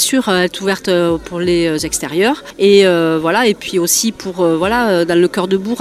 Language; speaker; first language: French; native; French